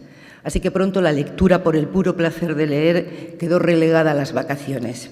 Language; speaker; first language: Spanish; native; Spanish